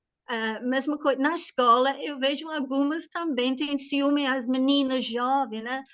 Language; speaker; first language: Portuguese; non-native, learner; English